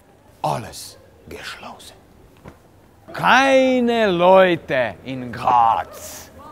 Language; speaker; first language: German; non-native, learner; Slovenian